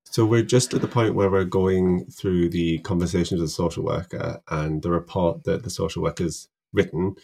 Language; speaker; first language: English; native; English